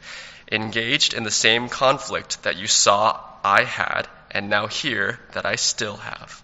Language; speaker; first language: English; native; English